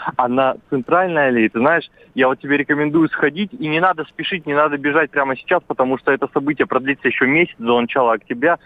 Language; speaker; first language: Russian; native; Russian